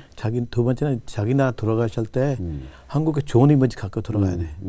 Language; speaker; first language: Korean; non-native, learner; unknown